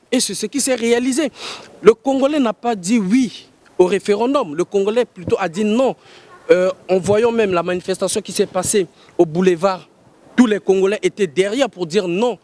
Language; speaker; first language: French; non-native, local second language; Lingala